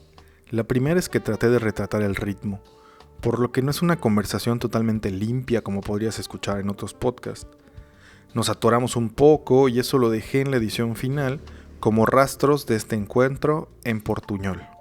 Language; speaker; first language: Spanish; native; Spanish